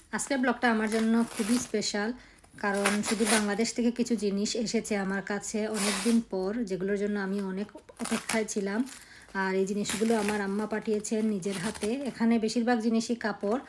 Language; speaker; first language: Bangla; native; Bangla